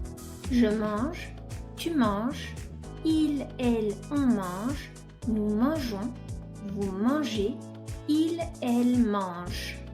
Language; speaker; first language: French; non-native, fluent; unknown